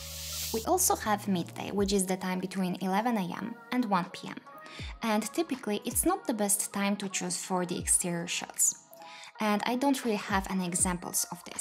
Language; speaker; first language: English; non-native, fluent; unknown